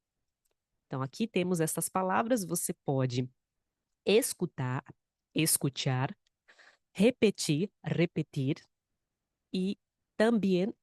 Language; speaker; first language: Portuguese; non-native, fluent; Spanish